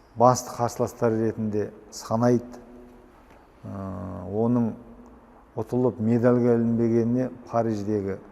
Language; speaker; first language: Kazakh; native; Kazakh